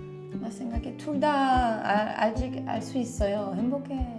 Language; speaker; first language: Korean; non-native, learner; French